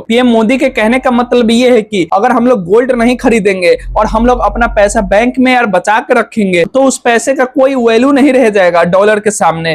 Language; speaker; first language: Hindi; native; Hindi